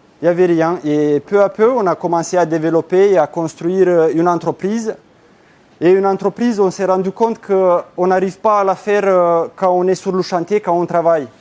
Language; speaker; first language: French; non-native, fluent; Romanian